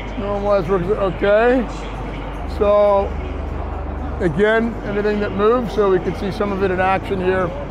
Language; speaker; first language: English; native; English